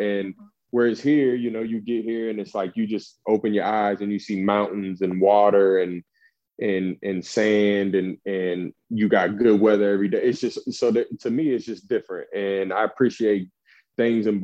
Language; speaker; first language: English; native; English